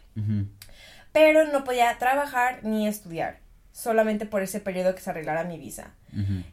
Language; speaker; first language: Spanish; native; Spanish